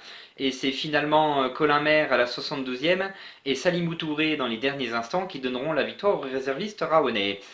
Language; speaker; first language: French; native; French